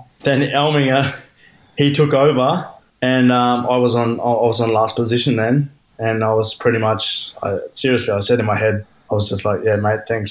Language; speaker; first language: English; native; English